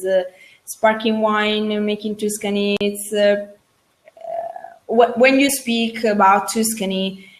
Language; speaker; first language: English; non-native, learner; Italian